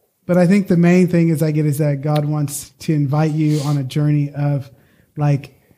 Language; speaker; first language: English; native; English